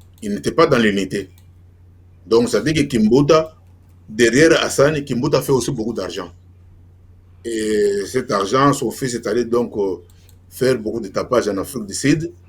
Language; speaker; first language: French; non-native, local second language; Lingala